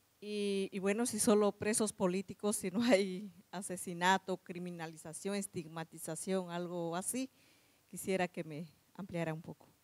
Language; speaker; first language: Spanish; non-native, learner; French